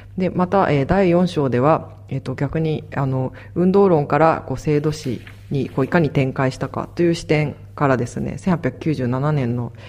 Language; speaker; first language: Japanese; native; Japanese